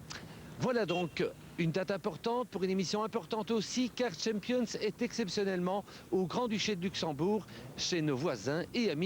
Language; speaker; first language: French; native; French